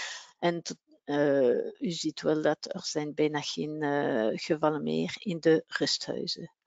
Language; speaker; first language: Dutch; non-native, local second language; French